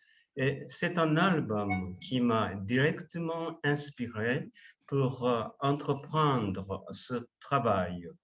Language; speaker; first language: French; non-native, fluent; Japanese